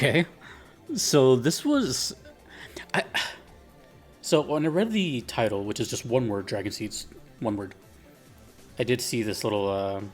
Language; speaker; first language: English; native; English